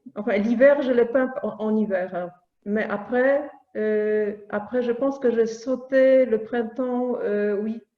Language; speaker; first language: French; non-native, fluent; Polish